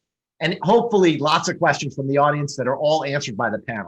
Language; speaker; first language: English; native; English